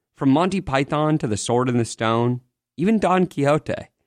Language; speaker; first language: English; native; English